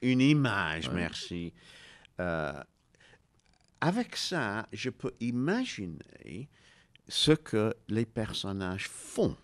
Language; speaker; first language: French; non-native, learner; English